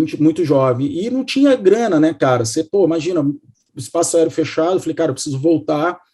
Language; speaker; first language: Portuguese; native; Portuguese